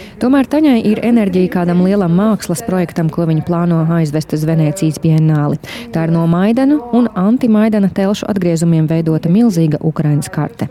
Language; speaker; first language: Latvian; native; Latvian